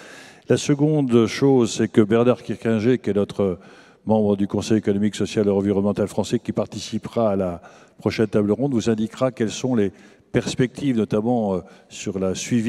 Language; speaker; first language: French; native; French